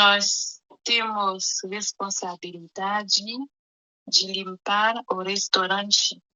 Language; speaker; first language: Portuguese; non-native, learner; Haitian Creole